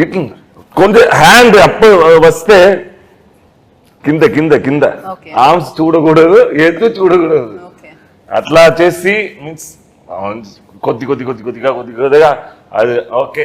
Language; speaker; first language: Telugu; non-native, learner; Tamil